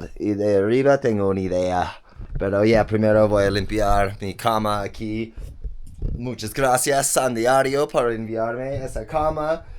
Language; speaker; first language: Spanish; non-native, fluent; English